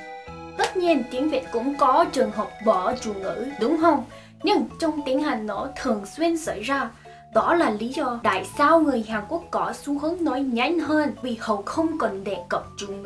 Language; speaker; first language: Vietnamese; non-native, fluent; Korean